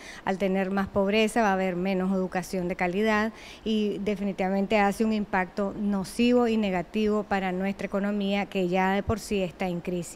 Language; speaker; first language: Spanish; native; Spanish